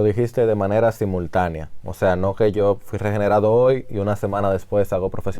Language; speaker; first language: Spanish; native; Spanish